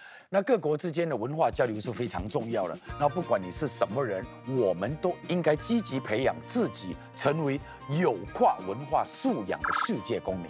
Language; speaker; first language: Chinese; native; Chinese